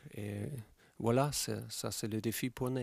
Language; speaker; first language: French; non-native, fluent; German